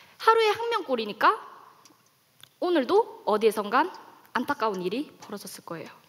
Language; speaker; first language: Korean; native; Korean